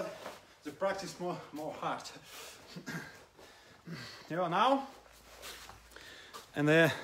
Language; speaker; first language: English; non-native, learner; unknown